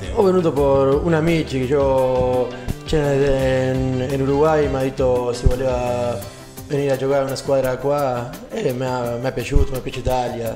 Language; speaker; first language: Italian; non-native, learner; Spanish